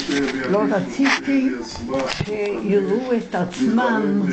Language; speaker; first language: Hebrew; non-native, fluent; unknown